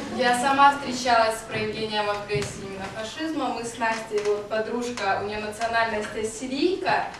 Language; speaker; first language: Russian; native; Russian